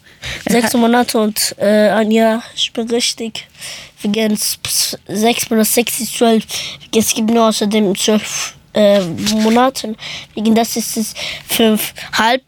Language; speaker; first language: German; early bilingual, other home language; Persian